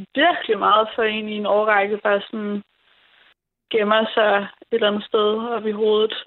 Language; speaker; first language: Danish; native; Danish